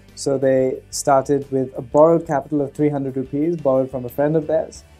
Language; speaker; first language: English; native; English